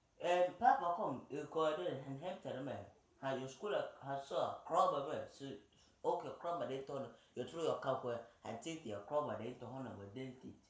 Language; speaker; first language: Swedish; early bilingual, other home language; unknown